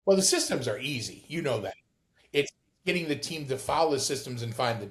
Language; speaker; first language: English; native; English